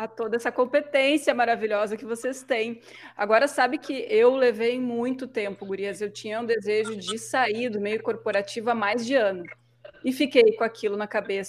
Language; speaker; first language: Portuguese; native; Portuguese